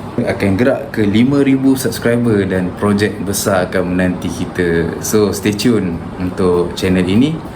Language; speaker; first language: Malay; native; Malay